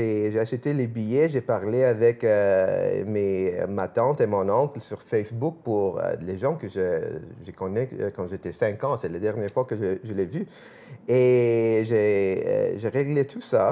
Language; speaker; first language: French; non-native, fluent; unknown